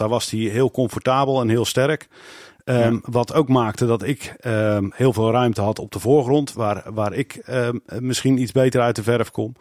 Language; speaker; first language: Dutch; native; Dutch